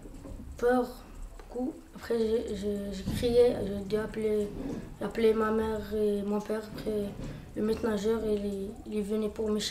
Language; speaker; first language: French; non-native, learner; Arabic